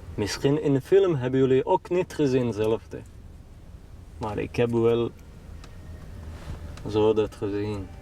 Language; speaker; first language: Dutch; non-native, learner; Chechen